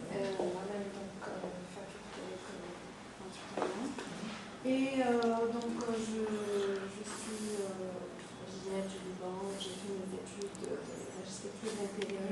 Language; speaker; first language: French; non-native, local second language; Arabic